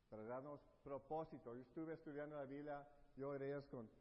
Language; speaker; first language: Spanish; early bilingual, heritage; Spanish